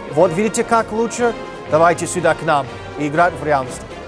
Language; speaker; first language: Russian; non-native, fluent; English